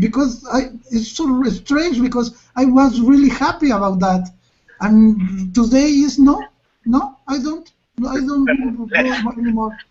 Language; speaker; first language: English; non-native, learner; Spanish